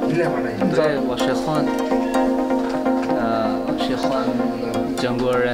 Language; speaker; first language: Chinese; non-native, learner; Bangla